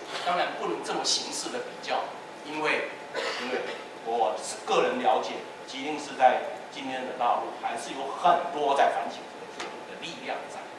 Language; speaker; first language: Chinese; native; Chinese